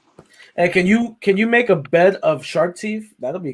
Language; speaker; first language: English; native; English